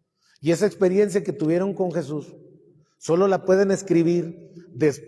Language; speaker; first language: Spanish; native; Spanish